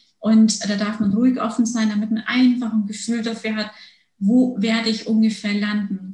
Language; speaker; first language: German; early bilingual, other home language; Turkish